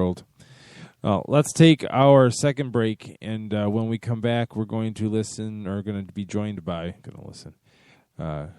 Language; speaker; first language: English; native; English